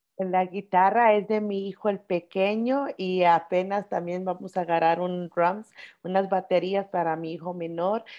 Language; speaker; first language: Spanish; early bilingual, heritage; Spanish